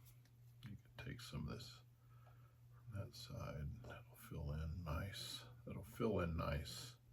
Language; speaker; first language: English; native; English